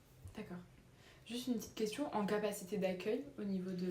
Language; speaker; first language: French; native; French